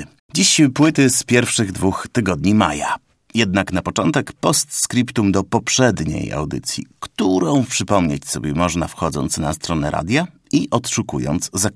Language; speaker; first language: Polish; native; Polish